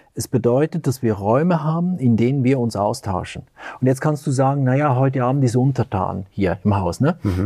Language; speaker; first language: German; native; German